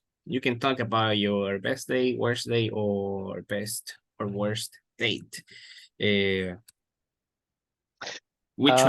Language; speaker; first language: English; non-native, fluent; Spanish